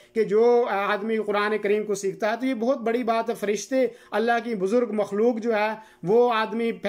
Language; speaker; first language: Urdu; non-native, local second language; Gujari